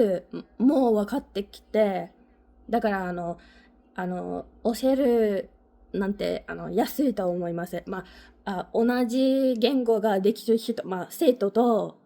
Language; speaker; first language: Japanese; non-native, learner; English